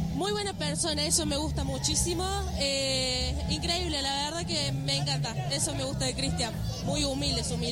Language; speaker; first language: Spanish; native; Spanish